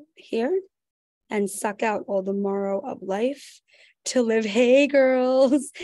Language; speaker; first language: English; native; English